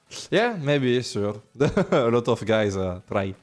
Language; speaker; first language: English; non-native, learner; French